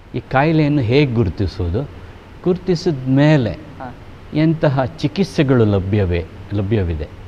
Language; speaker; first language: Kannada; non-native, local second language; Konkani